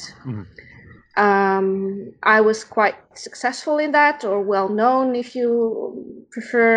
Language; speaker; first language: English; non-native, fluent; Dutch